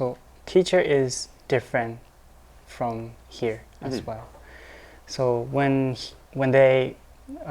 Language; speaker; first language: English; non-native, learner; Japanese